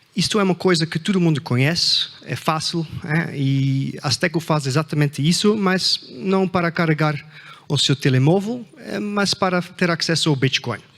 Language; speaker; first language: Portuguese; non-native, fluent; Dutch